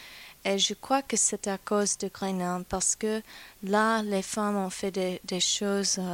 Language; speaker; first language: French; non-native, fluent; English